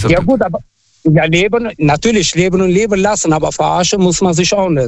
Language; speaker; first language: German; non-native, fluent; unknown